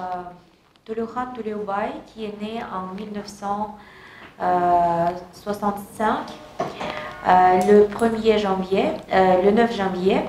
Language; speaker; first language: French; non-native, learner; Kazakh